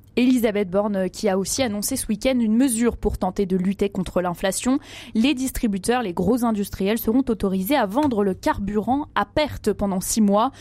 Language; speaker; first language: French; native; French